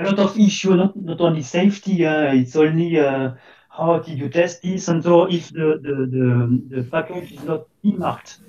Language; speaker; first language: English; non-native, fluent; French